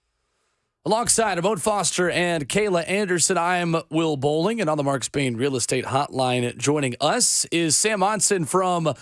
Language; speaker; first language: English; native; English